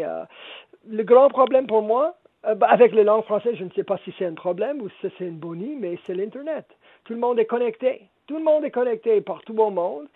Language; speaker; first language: French; non-native, local second language; English